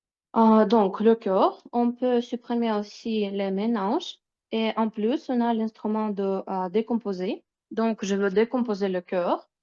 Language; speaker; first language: French; non-native, fluent; Russian